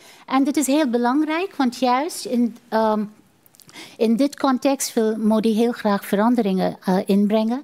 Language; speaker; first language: Dutch; non-native, fluent; Tamil